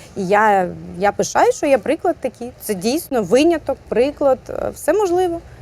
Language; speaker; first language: Ukrainian; non-native, local second language; Russian